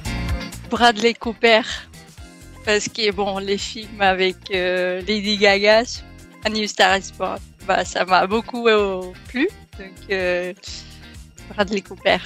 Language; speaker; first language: French; non-native, fluent; Spanish